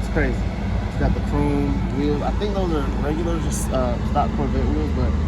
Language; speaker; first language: English; native; English